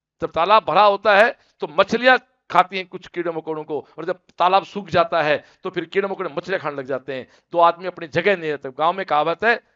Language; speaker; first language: Hindi; native; Hindi